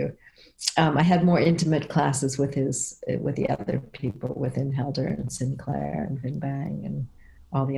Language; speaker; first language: English; native; English